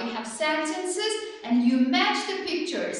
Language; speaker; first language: English; non-native, fluent; Turkish